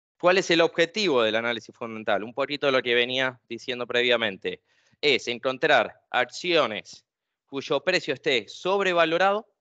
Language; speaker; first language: Spanish; native; Spanish